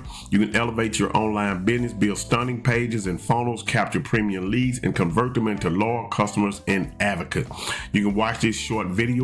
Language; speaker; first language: English; native; English